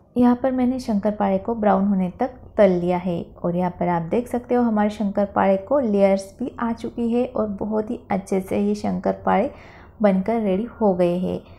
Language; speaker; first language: Hindi; non-native, local second language; Marathi